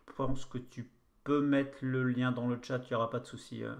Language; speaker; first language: French; native; French